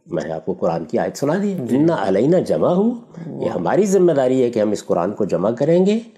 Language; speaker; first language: Urdu; non-native, local second language; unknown